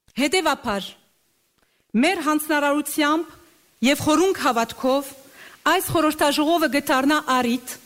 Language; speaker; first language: Armenian; early bilingual, heritage; Armenian